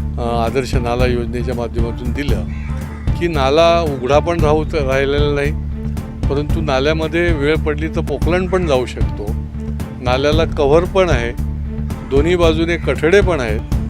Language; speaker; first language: Marathi; native; Marathi